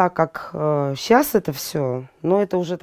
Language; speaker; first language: Russian; native; Russian